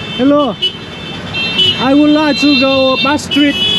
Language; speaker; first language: English; non-native, learner; Vietnamese